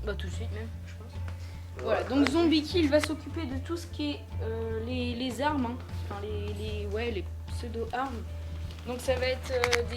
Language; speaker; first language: French; native; French